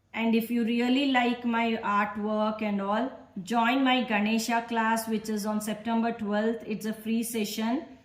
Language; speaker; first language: English; non-native, local second language; Kannada